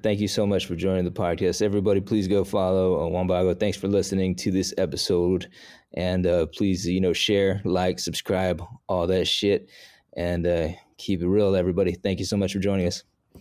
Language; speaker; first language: English; early bilingual, other home language; Spanish